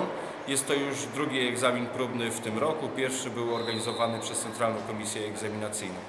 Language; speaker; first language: Polish; native; Polish